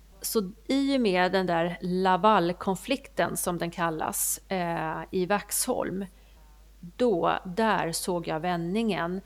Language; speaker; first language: Swedish; native; Swedish